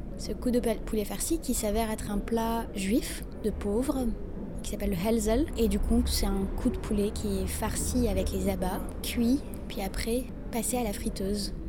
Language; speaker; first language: French; non-native, local second language; Arabic